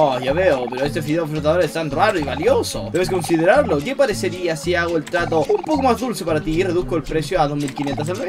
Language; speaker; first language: Spanish; native; Spanish